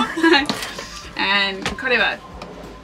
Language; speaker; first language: Japanese; non-native, learner; English